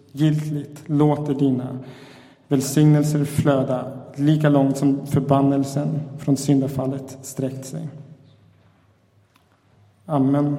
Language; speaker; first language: Swedish; native; Swedish